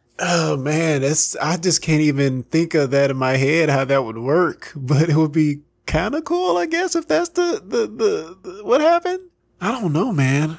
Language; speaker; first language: English; native; English